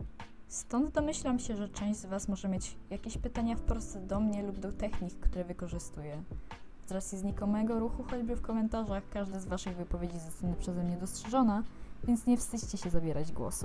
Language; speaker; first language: Polish; native; Polish